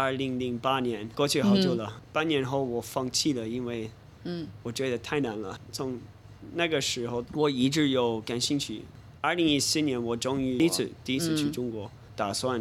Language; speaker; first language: Chinese; non-native, fluent; English